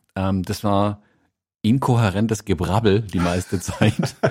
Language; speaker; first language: German; non-native, fluent; English